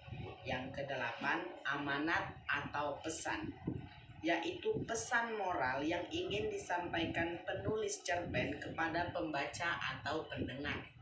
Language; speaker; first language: Indonesian; native; Indonesian